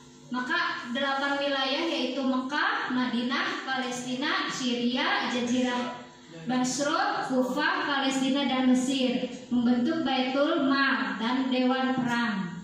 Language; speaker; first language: Indonesian; native; Indonesian